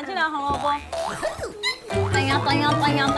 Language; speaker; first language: Chinese; native; Chinese